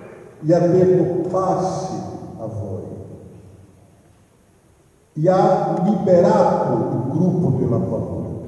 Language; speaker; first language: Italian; non-native, fluent; Portuguese